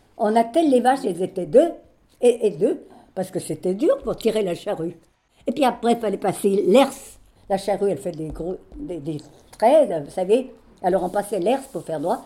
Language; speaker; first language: French; native; French